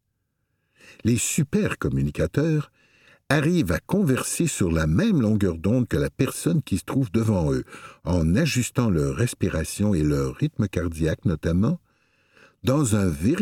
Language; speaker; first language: French; native; French